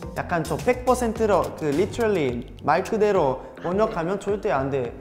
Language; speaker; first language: Korean; non-native, fluent; Portuguese